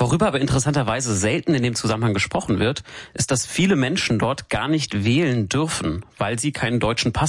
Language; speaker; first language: German; native; German